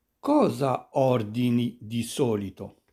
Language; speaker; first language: Italian; non-native, fluent; Arabic